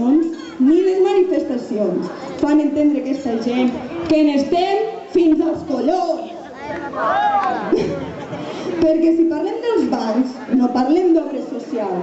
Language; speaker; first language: Catalan; native; Catalan